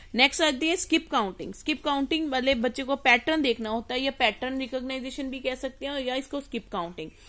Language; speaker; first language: Hindi; native; Hindi